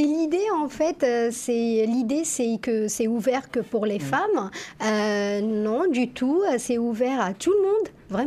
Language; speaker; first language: French; non-native, local second language; Arabic